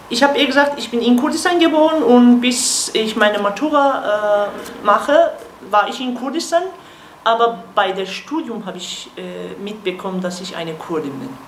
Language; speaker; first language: German; non-native, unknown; Kurdish